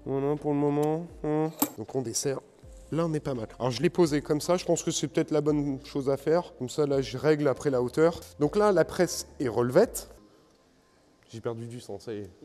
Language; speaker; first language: French; native; French